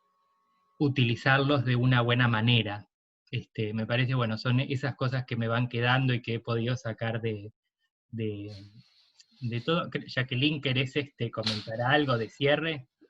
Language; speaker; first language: Spanish; native; Spanish